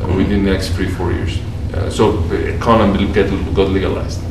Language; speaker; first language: English; non-native, fluent; Georgian